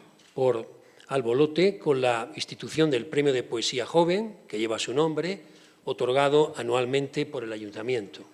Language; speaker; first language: Spanish; native; Spanish